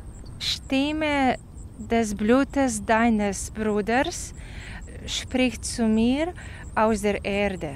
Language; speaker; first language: German; non-native, fluent; Ukrainian